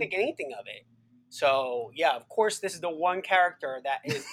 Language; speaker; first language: English; non-native, fluent; Spanish